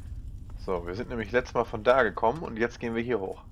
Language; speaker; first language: German; native; German